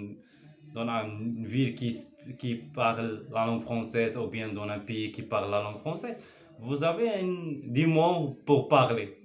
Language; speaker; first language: French; non-native, learner; Arabic